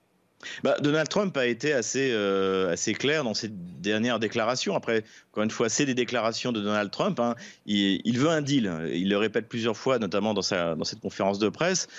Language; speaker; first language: French; native; French